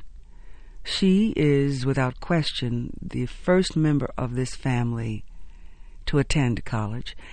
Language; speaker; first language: English; native; English